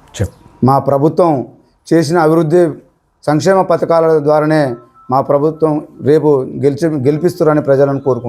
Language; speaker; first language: Telugu; native; Telugu